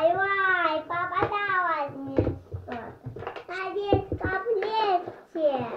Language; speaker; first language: Russian; native; Russian